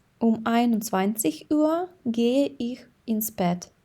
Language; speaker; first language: German; non-native, fluent; Ukrainian